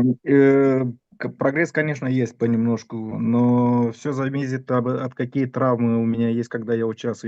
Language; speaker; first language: Russian; non-native, fluent; Romanian